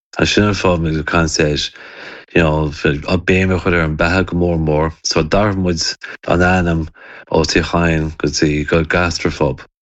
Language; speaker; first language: Irish; native; Irish